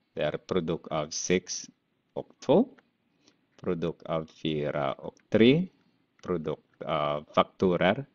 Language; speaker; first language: Swedish; non-native, fluent; Filipino